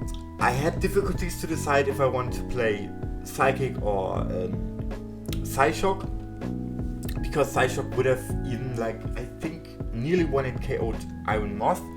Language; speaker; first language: English; non-native, fluent; German